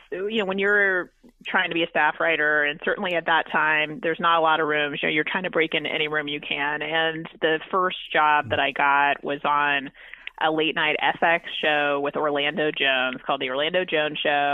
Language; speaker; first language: English; native; English